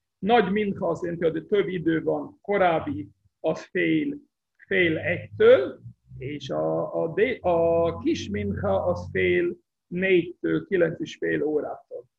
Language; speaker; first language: Hungarian; early bilingual, heritage; Hungarian